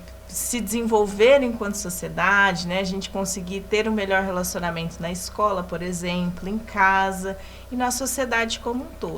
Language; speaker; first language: Portuguese; native; Portuguese